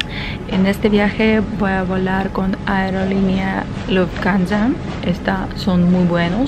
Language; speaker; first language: Spanish; non-native, fluent; Ukrainian